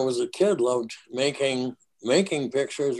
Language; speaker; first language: English; native; English